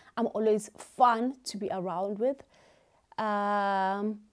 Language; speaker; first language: English; non-native, local second language; Xhosa